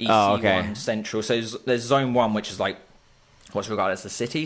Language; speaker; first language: English; native; English